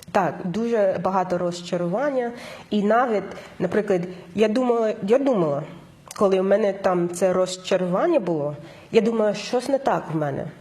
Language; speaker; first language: Ukrainian; non-native, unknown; English